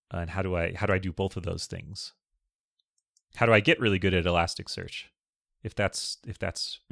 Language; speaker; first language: English; native; English